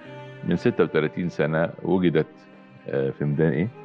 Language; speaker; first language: Arabic; native; Arabic